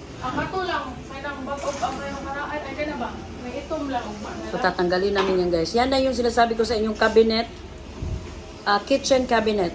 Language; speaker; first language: Filipino; non-native, local second language; Cebuano